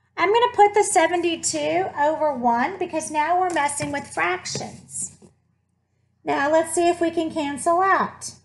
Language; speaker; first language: English; native; English